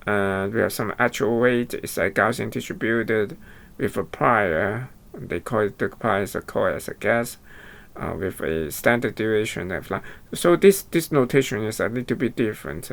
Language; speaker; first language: English; non-native, fluent; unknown